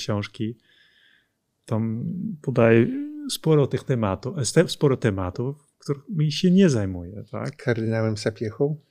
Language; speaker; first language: Polish; non-native, fluent; Dutch